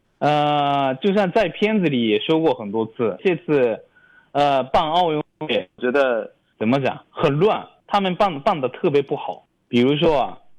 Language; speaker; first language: Chinese; non-native, fluent; Japanese